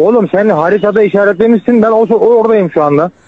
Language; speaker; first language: Turkish; native; Turkish